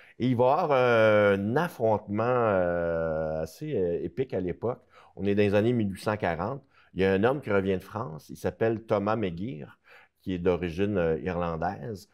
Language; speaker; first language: French; native; French